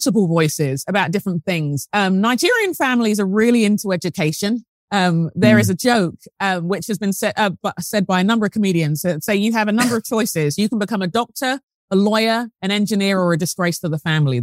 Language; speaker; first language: English; native; English